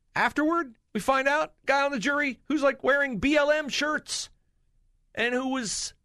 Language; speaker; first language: English; native; English